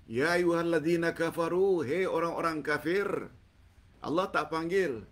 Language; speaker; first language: Malay; native; Malay